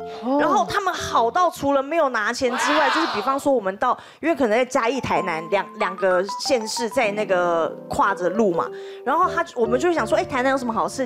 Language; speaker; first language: Chinese; native; Chinese